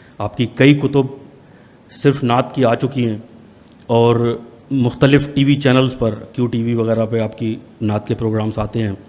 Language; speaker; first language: Urdu; native; Urdu